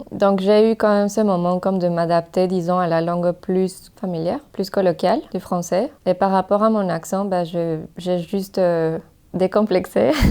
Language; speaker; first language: French; non-native, fluent; Spanish